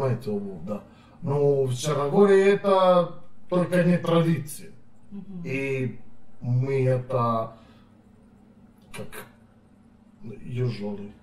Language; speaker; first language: Russian; non-native, learner; Serbian